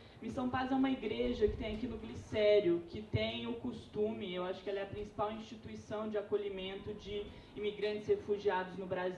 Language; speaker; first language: Portuguese; native; Portuguese